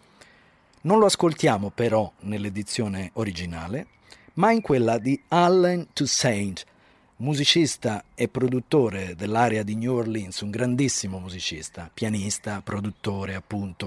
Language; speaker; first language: Italian; native; Italian